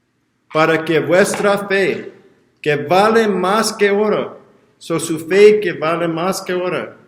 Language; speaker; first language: Spanish; non-native, learner; English